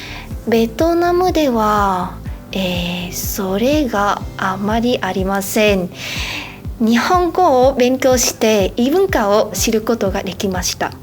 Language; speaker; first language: Japanese; non-native, learner; Vietnamese